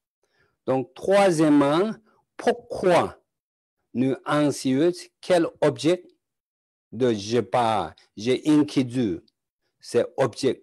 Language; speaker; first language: French; non-native, learner; Tibetan